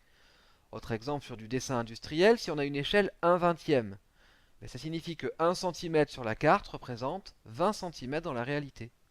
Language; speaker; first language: French; native; French